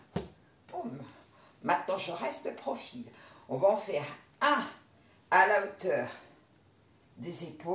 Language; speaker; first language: French; native; French